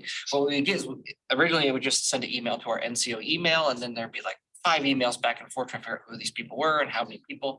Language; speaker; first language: English; native; English